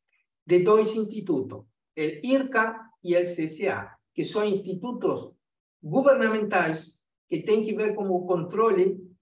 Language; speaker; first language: Portuguese; non-native, fluent; Spanish